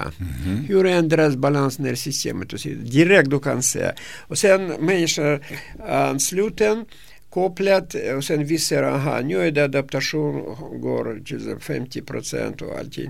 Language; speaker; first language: Swedish; non-native, fluent; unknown